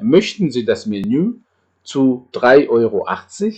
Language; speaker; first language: German; non-native, fluent; Indonesian